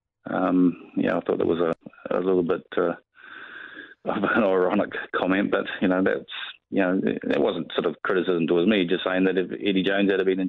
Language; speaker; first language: English; native; English